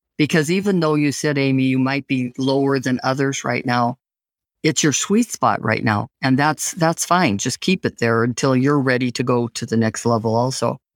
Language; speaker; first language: English; native; English